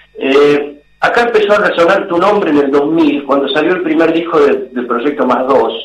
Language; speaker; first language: Spanish; native; Spanish